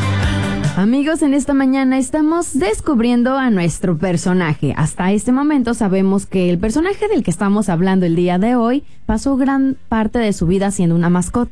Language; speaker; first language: Spanish; native; Spanish